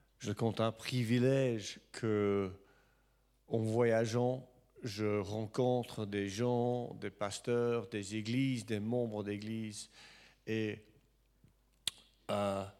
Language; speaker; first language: French; non-native, fluent; English